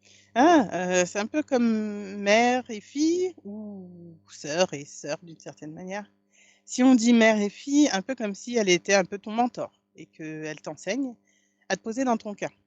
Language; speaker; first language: French; native; French